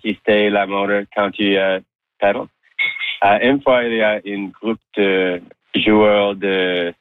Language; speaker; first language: French; non-native, learner; English